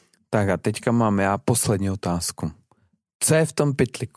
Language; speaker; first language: Czech; native; Czech